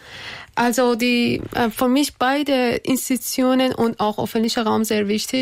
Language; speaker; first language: German; non-native, learner; Persian